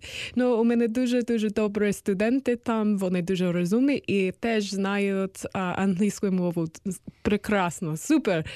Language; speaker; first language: Ukrainian; non-native, learner; English